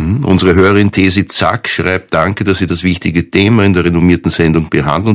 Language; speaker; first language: German; native; German